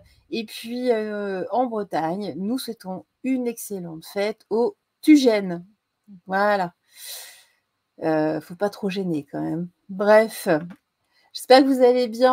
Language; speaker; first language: French; native; French